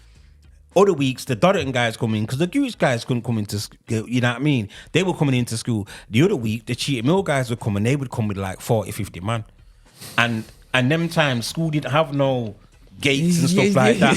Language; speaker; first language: English; native; English